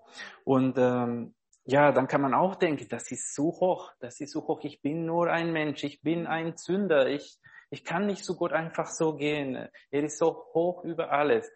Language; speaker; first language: German; non-native, fluent; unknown